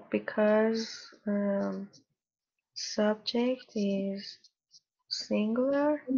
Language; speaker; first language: English; non-native, learner; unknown